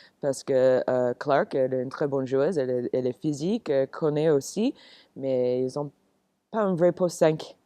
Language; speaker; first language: French; non-native, learner; English